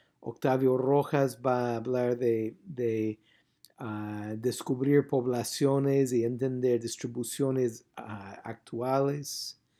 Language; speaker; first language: Spanish; non-native, fluent; English